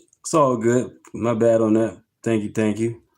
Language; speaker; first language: English; native; English